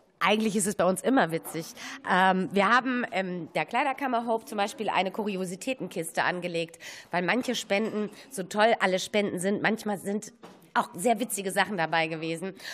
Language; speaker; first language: German; native; German